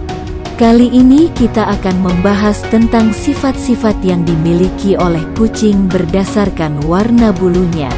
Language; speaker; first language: Indonesian; native; Indonesian